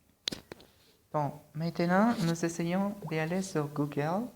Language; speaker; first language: French; non-native, fluent; Spanish